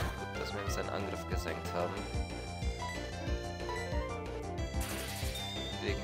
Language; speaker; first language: German; native; German